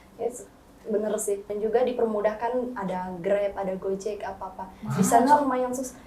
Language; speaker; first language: Indonesian; native; Indonesian